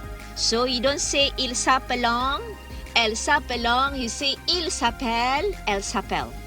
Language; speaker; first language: French; non-native, learner; Malay